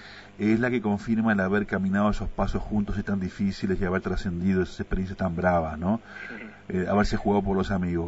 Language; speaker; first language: Spanish; native; Spanish